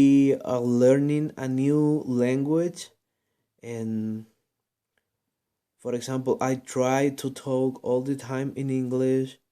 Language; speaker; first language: English; non-native, learner; Spanish